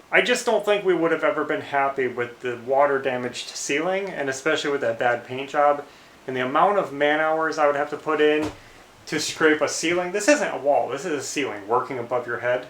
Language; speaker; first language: English; native; English